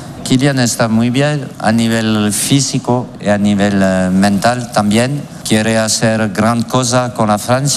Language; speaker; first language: Spanish; non-native, fluent; French